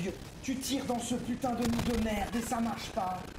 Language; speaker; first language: French; native; French